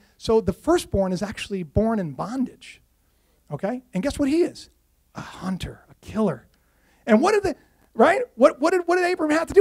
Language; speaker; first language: English; native; English